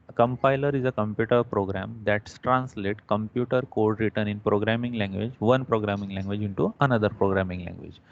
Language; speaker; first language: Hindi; non-native, local second language; Marathi